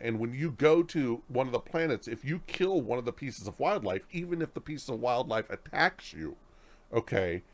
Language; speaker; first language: English; native; English